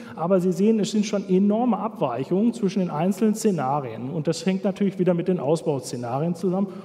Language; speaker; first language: German; native; German